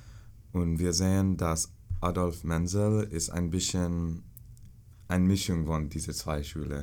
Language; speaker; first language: German; non-native, learner; English